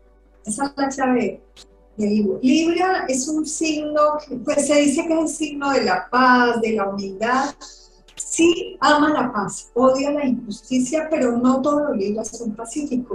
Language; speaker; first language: Spanish; native; Spanish